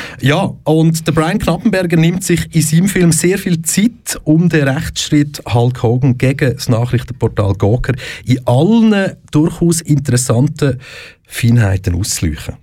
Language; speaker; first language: German; native; German